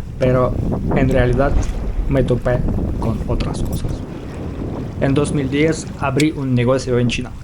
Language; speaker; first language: Spanish; non-native, fluent; Ukrainian